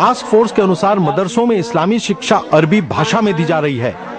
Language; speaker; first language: Hindi; native; Hindi